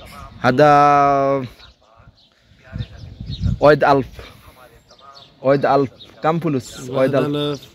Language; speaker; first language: Arabic; non-native, learner; Bangla